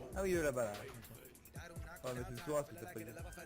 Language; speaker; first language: French; native; French